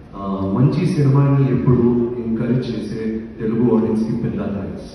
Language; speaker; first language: Telugu; non-native, learner; Hindi